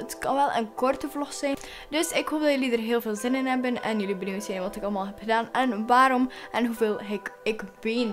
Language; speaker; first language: Dutch; native; Dutch